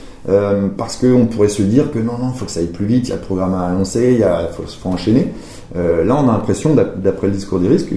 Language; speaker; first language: French; native; French